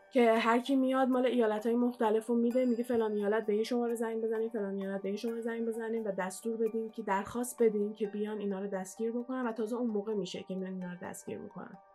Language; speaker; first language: Persian; native; Persian